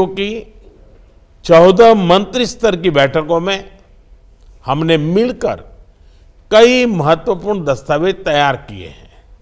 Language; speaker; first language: Hindi; non-native, local second language; Gujarati